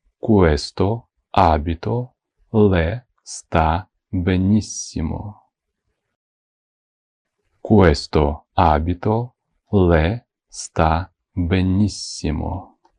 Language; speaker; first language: Italian; non-native, fluent; Ukrainian